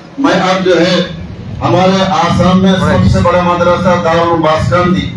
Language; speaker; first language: Urdu; non-native, local second language; Bangla